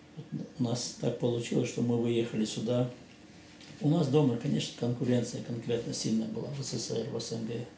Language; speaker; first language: Russian; non-native, local second language; Chechen